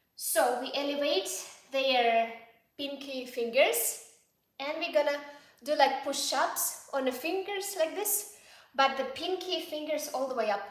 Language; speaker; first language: English; non-native, fluent; Ukrainian